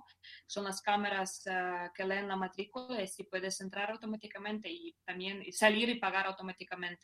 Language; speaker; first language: Spanish; non-native, fluent; Russian